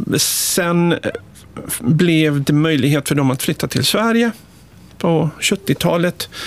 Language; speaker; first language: Swedish; early bilingual, other home language; Spanish